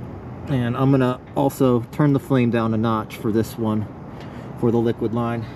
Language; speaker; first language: English; native; English